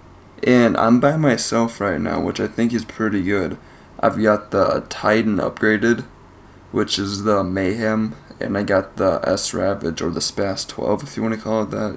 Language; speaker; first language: English; native; English